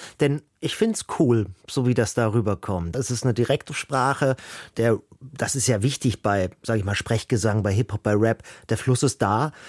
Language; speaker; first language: German; native; German